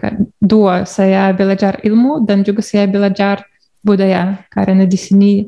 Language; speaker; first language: Indonesian; non-native, learner; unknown